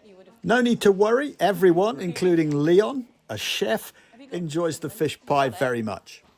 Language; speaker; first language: English; native; English